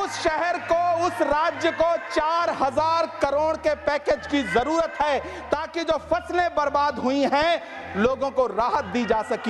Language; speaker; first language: Hindi; native; Hindi